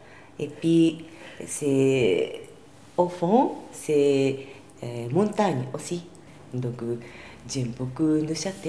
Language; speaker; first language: French; non-native, learner; Japanese